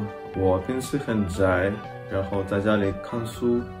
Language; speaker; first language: Chinese; non-native, fluent; Russian